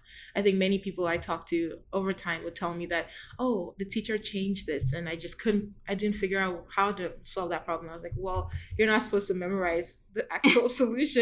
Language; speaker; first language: English; non-native, local second language; Igbo